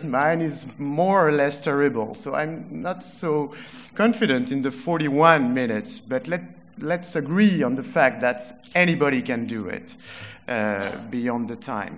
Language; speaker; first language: English; non-native, fluent; French